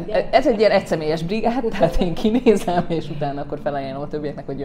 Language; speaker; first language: Hungarian; native; Hungarian